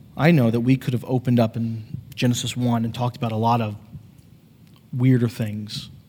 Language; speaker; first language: English; native; English